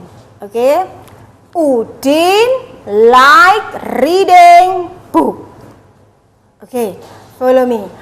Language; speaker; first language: English; non-native, learner; Indonesian